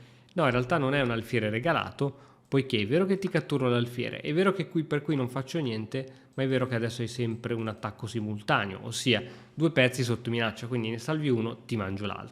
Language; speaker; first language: Italian; native; Italian